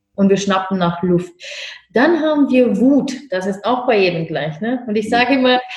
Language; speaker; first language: German; non-native, fluent; Romanian